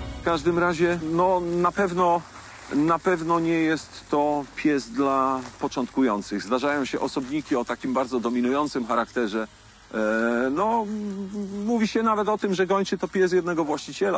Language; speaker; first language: Polish; native; Polish